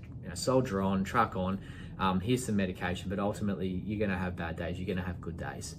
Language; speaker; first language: English; native; English